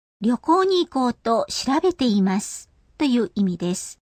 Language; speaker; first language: Japanese; non-native, fluent; Korean